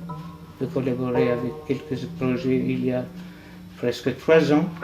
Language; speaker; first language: French; non-native, fluent; Albanian